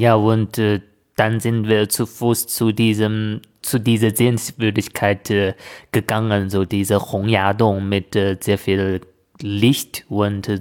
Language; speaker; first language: German; non-native, fluent; Chinese